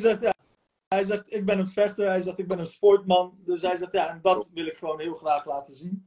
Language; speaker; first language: Dutch; early bilingual, other home language; Turkish